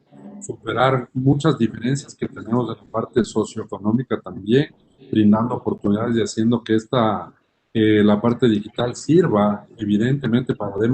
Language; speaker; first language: Spanish; native; Spanish